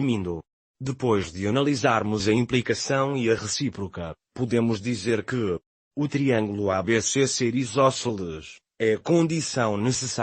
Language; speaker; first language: Portuguese; native; Portuguese